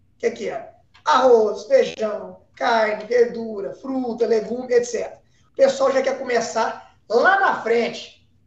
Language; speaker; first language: Portuguese; native; Portuguese